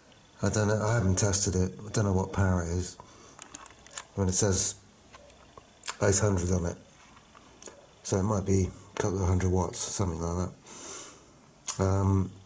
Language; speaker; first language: English; native; English